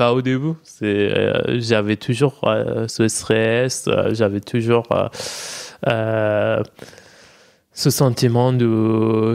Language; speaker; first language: French; non-native, fluent; Persian